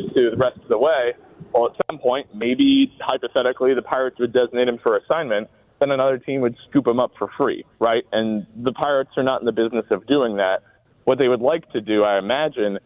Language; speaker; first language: English; native; English